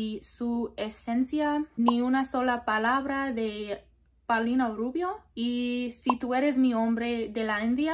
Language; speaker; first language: Spanish; non-native, learner; English